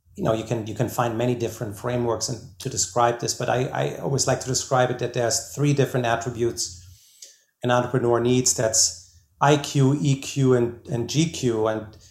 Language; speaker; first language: English; non-native, fluent; German